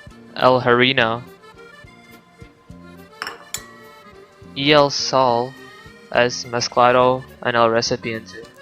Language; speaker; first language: Spanish; non-native, learner; English